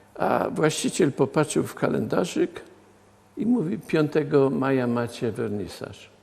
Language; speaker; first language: Polish; native; Polish